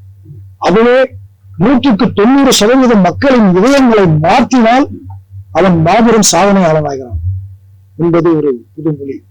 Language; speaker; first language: Tamil; native; Tamil